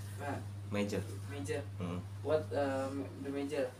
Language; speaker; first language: English; non-native, learner; Indonesian